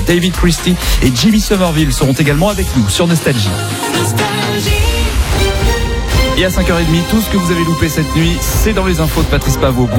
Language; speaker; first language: French; native; French